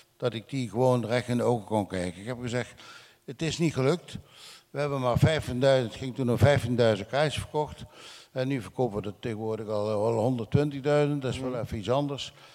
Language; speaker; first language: Dutch; non-native, local second language; Limburgish